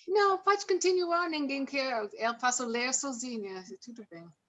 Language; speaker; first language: Portuguese; non-native, learner; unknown